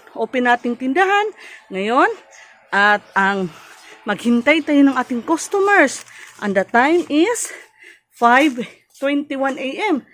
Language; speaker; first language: Filipino; non-native, local second language; Cebuano